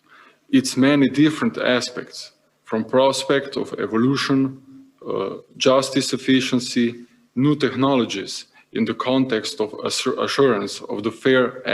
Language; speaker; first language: English; non-native, fluent; Slovenian